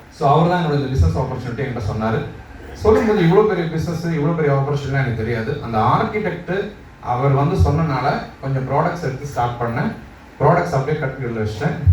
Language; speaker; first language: Tamil; non-native, local second language; Malayalam